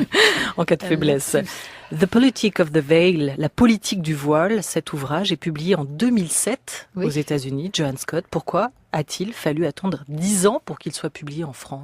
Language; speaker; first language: French; native; French